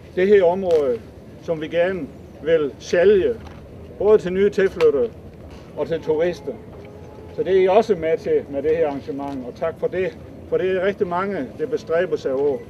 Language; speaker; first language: Danish; native; Danish